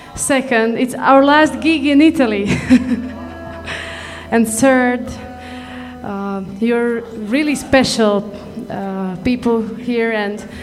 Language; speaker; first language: English; non-native, fluent; Latvian